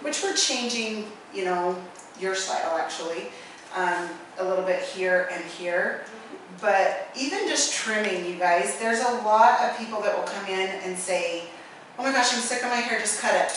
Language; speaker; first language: English; native; English